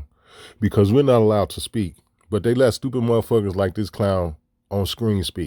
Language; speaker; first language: English; native; English